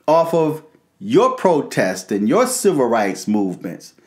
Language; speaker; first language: English; native; English